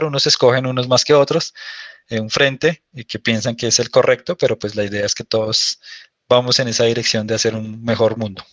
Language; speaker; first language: Spanish; native; Spanish